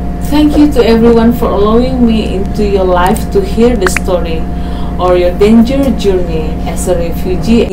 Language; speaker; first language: English; non-native, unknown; Indonesian